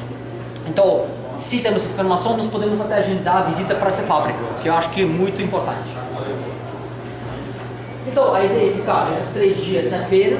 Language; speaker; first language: Portuguese; non-native, learner; Russian